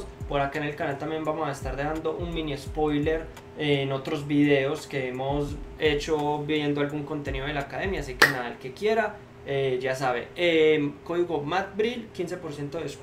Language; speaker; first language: Spanish; native; Spanish